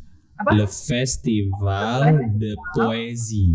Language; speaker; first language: French; non-native, fluent; Indonesian